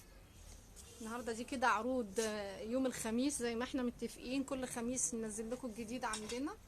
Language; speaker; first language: Arabic; native; Arabic